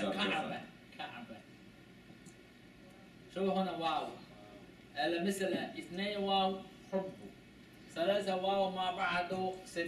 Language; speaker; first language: Arabic; non-native, learner; Chinese